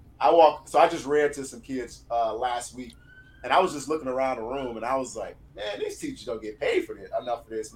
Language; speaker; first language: English; native; English